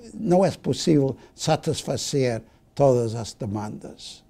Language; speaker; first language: Portuguese; non-native, fluent; English